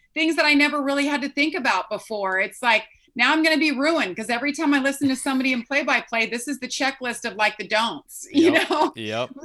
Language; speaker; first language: English; native; English